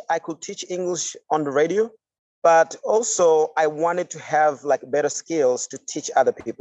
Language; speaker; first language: English; non-native, fluent; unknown